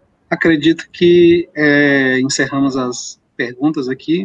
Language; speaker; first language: Portuguese; native; Portuguese